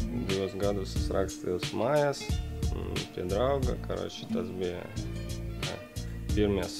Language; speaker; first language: Latvian; non-native, local second language; Russian